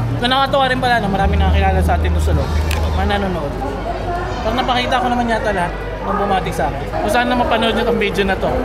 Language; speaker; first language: Filipino; native; Filipino